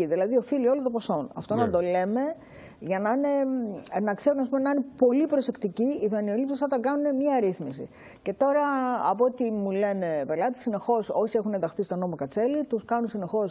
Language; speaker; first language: Greek; native; Greek